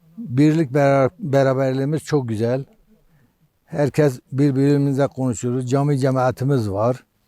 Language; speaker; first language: Turkish; native; Turkish